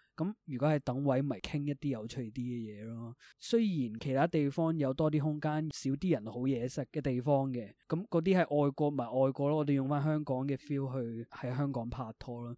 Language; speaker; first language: Cantonese; early bilingual, other home language; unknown